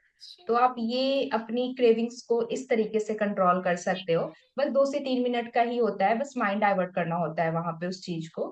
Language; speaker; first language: Hindi; native; Hindi